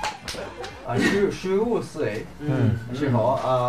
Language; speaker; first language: Chinese; non-native, learner; Japanese